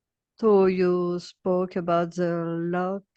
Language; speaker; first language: English; non-native, learner; French